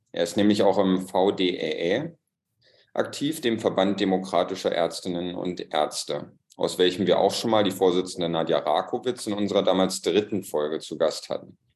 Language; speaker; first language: German; native; German